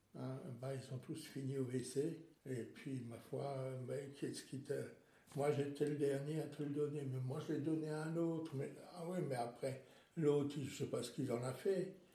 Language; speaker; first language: French; non-native, local second language; Swiss German